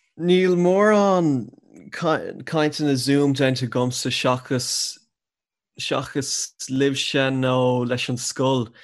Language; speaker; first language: Irish; non-native, local second language; English